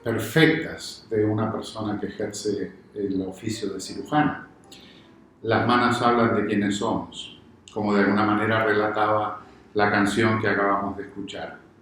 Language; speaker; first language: Spanish; native; Spanish